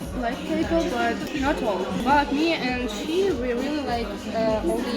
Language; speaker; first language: English; non-native, learner; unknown